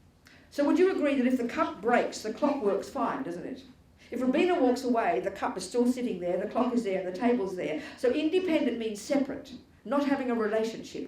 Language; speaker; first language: English; native; English